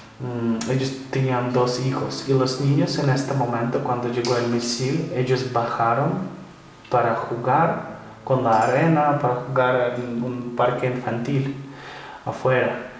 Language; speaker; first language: Spanish; non-native, fluent; Ukrainian